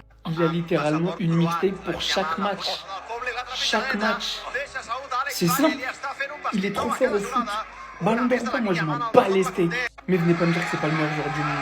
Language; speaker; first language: French; native; French